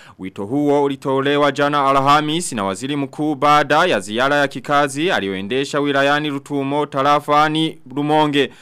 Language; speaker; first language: Swahili; non-native, local second language; Rundi